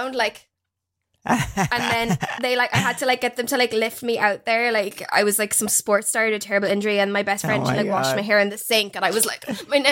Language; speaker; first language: English; native; English